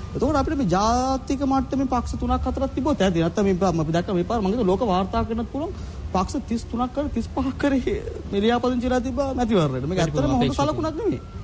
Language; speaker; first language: Sinhala; non-native, local second language; Tamil